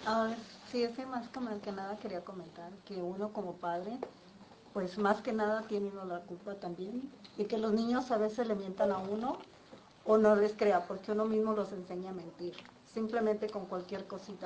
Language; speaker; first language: Spanish; native; Spanish